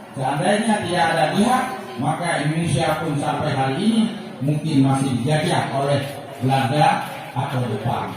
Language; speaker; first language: Malay; non-native, local second language; Achinese